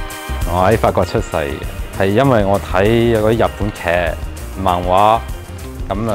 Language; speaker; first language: Cantonese; early bilingual, heritage; Cantonese